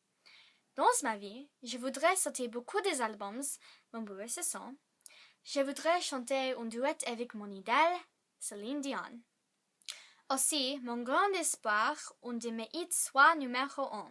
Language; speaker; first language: French; non-native, learner; English